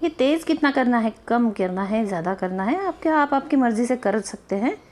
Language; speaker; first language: Hindi; non-native, local second language; Marathi